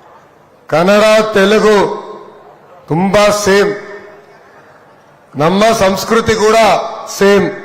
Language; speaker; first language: Kannada; non-native, learner; Telugu